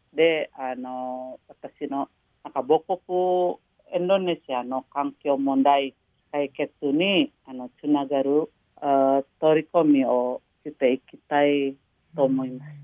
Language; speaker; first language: Japanese; non-native, learner; Indonesian